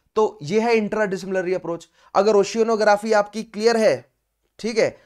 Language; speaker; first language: Hindi; native; Hindi